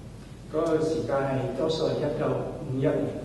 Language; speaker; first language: Cantonese; early bilingual, heritage; Cantonese